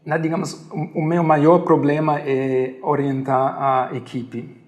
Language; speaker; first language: Portuguese; non-native, fluent; German